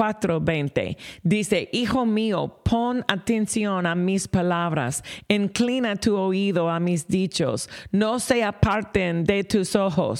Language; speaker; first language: Spanish; non-native, fluent; English